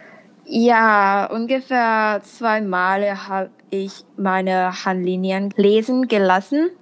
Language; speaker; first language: German; non-native, fluent; Thai